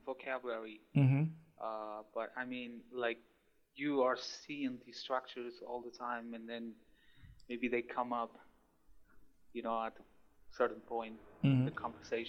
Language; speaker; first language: English; non-native, fluent; Spanish